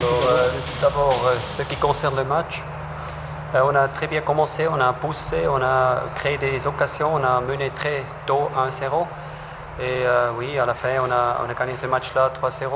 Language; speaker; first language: French; non-native, fluent; German